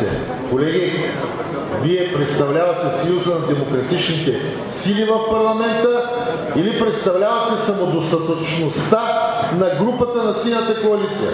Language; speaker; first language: Bulgarian; native; Bulgarian